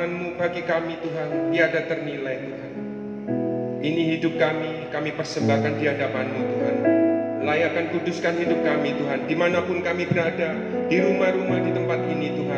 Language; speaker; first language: Malay; native; Malay